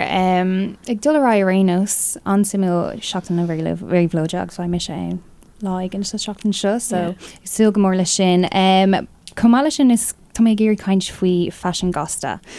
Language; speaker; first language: Irish; non-native, local second language; English